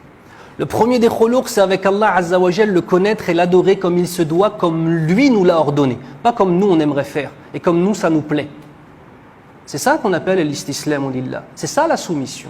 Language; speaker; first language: French; native; French